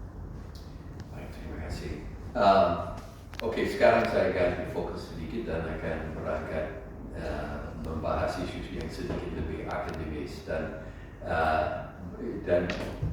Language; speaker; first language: Indonesian; non-native, fluent; English